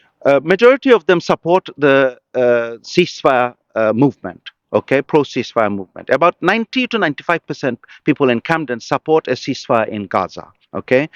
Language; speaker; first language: English; early bilingual, other home language; Bangla